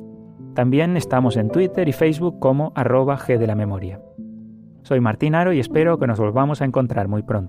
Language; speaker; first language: Spanish; native; Spanish